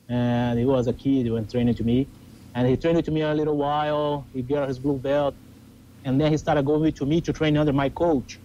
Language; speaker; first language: English; non-native, learner; Portuguese